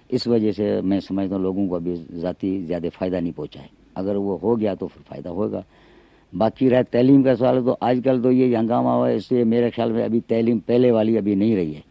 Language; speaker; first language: Urdu; non-native, local second language; Sindhi